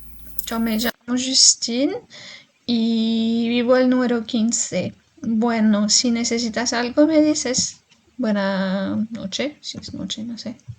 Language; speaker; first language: Spanish; non-native, learner; French